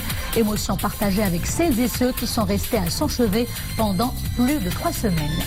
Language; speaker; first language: French; non-native, local second language; Arabic